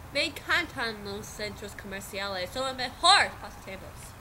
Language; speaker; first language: Spanish; non-native, learner; English